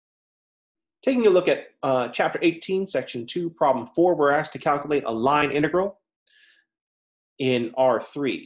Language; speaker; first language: English; native; English